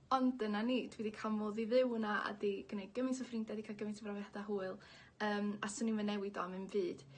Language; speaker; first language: Welsh; native; Welsh